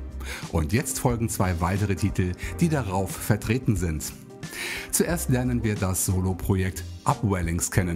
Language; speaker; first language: German; native; German